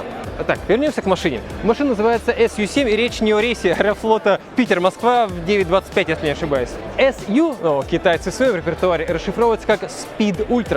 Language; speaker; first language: Russian; native; Russian